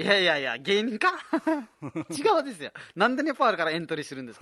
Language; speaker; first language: Japanese; non-native, fluent; Nepali